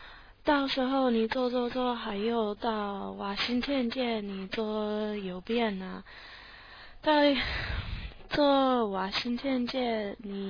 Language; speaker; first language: Chinese; non-native, learner; English